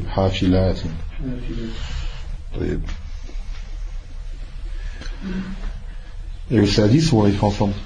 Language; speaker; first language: Arabic; non-native, fluent; French